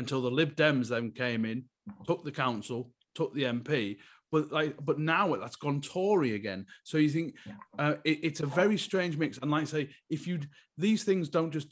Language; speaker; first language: English; native; English